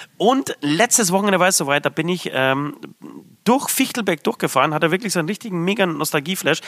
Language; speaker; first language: German; early bilingual, other home language; Polish